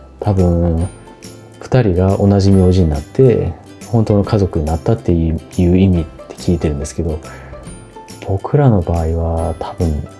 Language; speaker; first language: Japanese; non-native, fluent; Korean